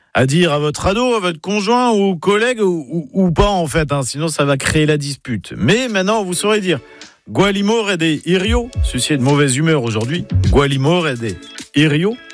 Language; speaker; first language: French; native; French